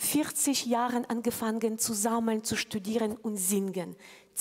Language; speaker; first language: German; non-native, fluent; Ukrainian